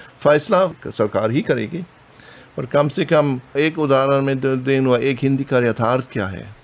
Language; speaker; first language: Hindi; non-native, fluent; German